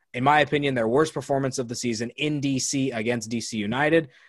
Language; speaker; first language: English; native; English